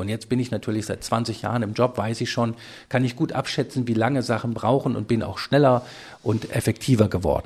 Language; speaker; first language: German; native; German